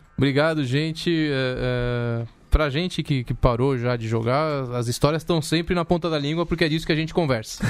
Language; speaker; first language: Portuguese; early bilingual, other home language; Spanish